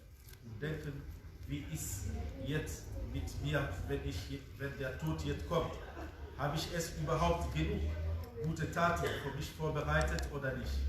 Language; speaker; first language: German; non-native, fluent; Fula